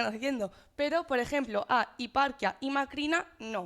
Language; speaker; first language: Spanish; native; Spanish